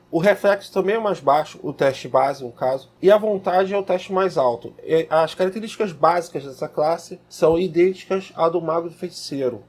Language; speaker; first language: Portuguese; native; Portuguese